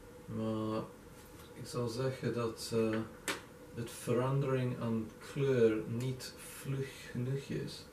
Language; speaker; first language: Dutch; non-native, fluent; English